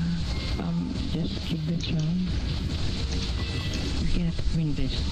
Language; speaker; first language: English; non-native, local second language; Filipino